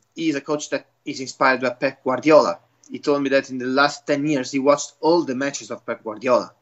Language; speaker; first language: English; non-native, fluent; Italian